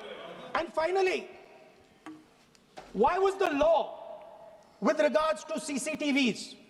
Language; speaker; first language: English; non-native, local second language; Hindi